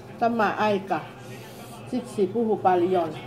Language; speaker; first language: Finnish; non-native, learner; Northeastern Thai